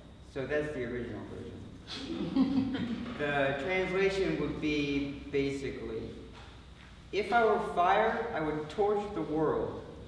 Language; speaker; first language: English; native; English